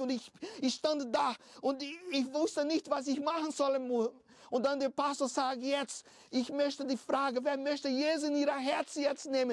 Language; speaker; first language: German; non-native, fluent; Portuguese